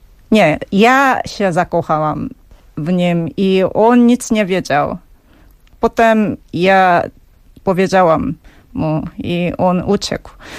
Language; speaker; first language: Polish; non-native, fluent; Korean